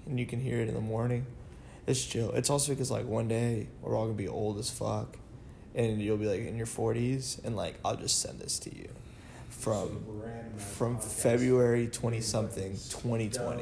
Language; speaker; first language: English; native; English